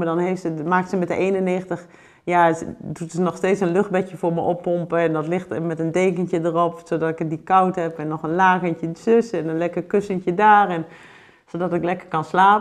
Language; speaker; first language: Dutch; native; Dutch